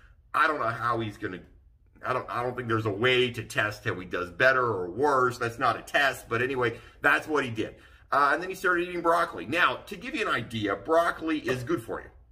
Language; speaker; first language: English; native; English